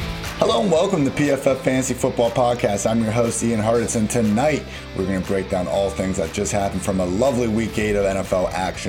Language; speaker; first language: English; native; English